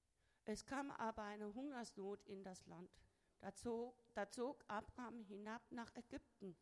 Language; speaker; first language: German; non-native, fluent; Spanish